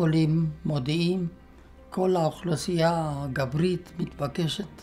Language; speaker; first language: Hebrew; non-native, fluent; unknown